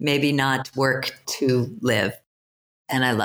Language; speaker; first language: English; native; English